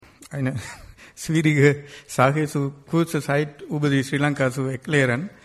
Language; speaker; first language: German; non-native, fluent; Sinhala